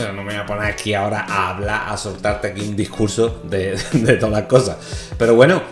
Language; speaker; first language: Spanish; native; Spanish